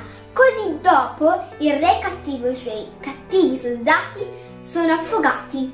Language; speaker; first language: Italian; early bilingual, other home language; Arabic